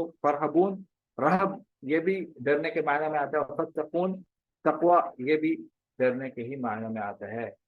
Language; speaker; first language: Urdu; native; Urdu